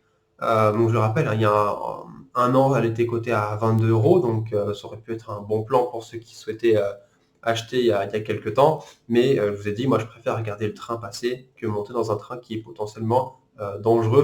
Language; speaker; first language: French; native; French